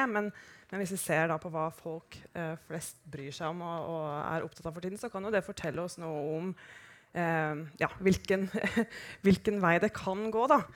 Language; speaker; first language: Norwegian; native; Norwegian